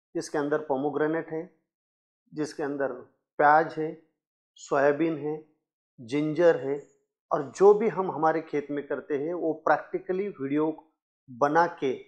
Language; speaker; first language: Hindi; non-native, local second language; Marathi